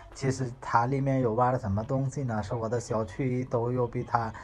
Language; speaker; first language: Chinese; non-native, learner; Hindi